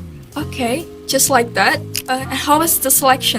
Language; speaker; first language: English; non-native, learner; Indonesian